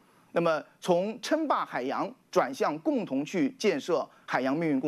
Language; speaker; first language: Chinese; native; Chinese